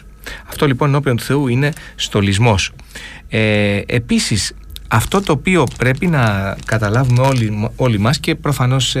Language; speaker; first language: Greek; native; Greek